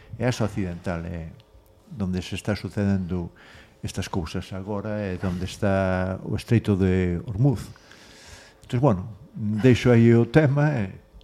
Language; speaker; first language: Galician; non-native, local second language; Spanish